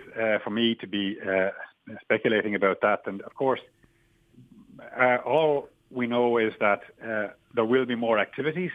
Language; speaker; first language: English; native; English